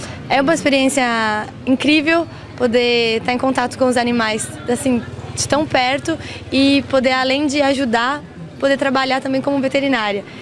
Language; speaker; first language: Portuguese; native; Portuguese